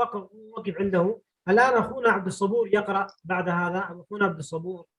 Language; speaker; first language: Arabic; non-native, fluent; Pashto